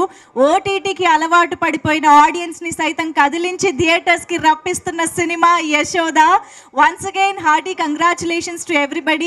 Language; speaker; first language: Telugu; native; Telugu